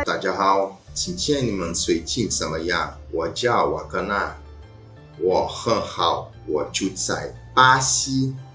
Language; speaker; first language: Chinese; non-native, learner; Portuguese